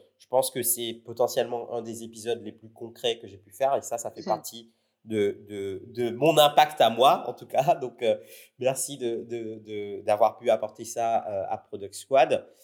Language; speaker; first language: French; native; French